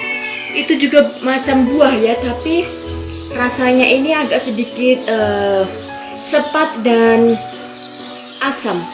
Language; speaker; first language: Indonesian; non-native, local second language; Javanese